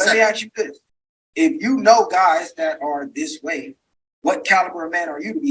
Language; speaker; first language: English; native; English